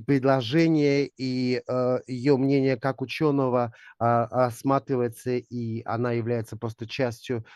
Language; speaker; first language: Russian; native; Russian